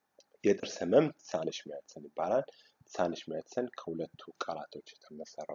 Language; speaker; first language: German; non-native, local second language; Amharic